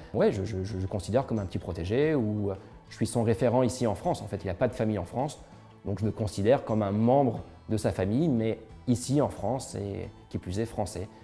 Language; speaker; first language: French; native; French